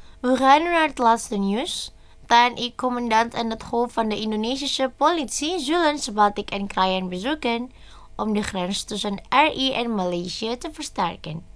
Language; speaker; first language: Dutch; non-native, learner; Indonesian